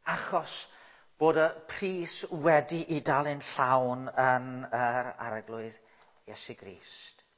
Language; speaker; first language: Welsh; native; Welsh